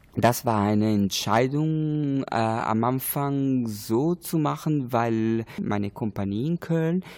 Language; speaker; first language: German; non-native, learner; Italian